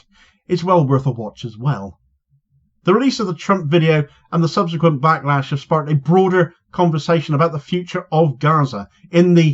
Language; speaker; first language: English; native; English